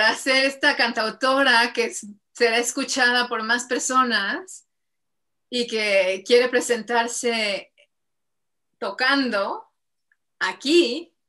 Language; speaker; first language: Spanish; native; Spanish